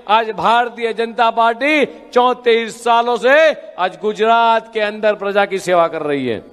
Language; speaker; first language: Hindi; non-native, local second language; Gujarati